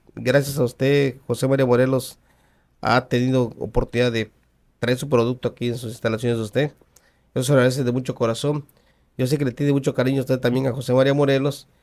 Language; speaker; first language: Spanish; native; Spanish